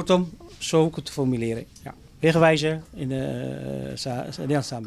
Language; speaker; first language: Dutch; non-native, fluent; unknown